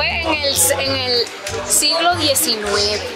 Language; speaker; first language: Spanish; native; Spanish